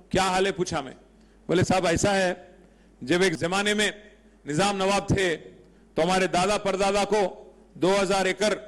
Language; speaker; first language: Hindi; non-native, local second language; Telugu